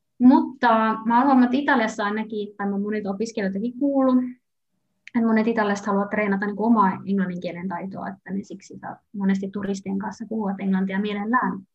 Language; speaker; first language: Finnish; native; Finnish